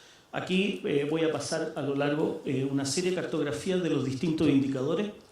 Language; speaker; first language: Spanish; native; Spanish